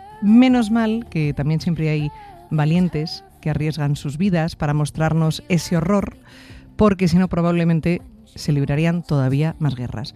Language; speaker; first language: Spanish; native; Spanish